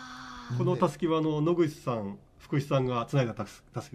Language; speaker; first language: Japanese; native; Japanese